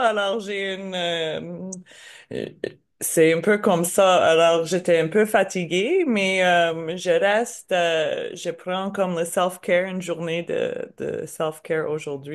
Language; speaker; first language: French; non-native, learner; English